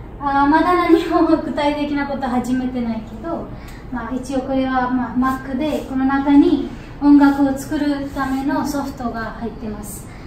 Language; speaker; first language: Japanese; non-native, fluent; Hindi